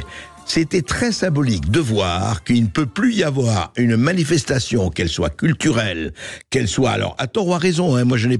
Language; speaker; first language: French; native; French